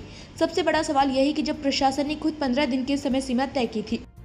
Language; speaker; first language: Hindi; native; Hindi